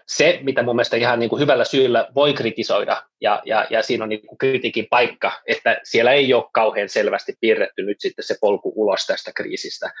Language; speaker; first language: Finnish; non-native, local second language; Swedish